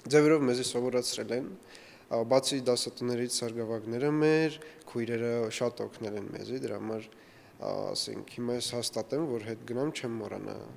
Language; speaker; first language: Armenian; early bilingual, heritage; Armenian